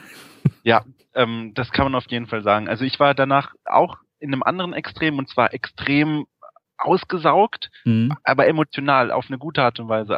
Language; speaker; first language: German; native; German